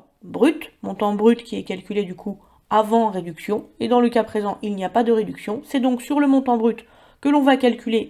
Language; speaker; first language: French; native; French